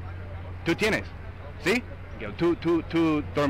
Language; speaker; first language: Spanish; non-native, learner; English